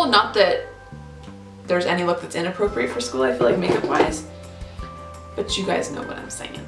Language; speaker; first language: English; native; English